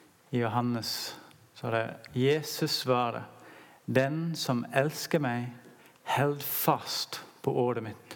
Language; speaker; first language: Norwegian; non-native, learner; English